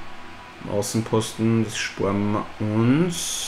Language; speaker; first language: German; native; German